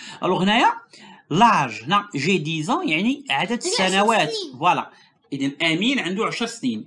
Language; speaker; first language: French; non-native, local second language; Arabic